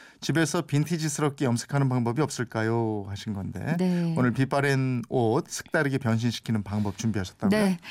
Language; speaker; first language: Korean; native; Korean